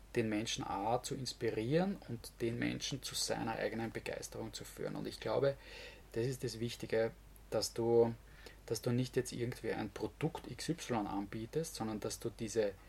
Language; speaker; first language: German; native; German